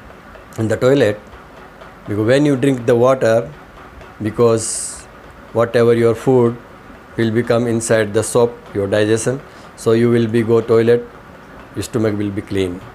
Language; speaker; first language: English; non-native, learner; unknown